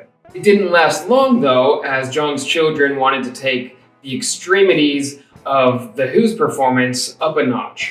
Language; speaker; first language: English; native; English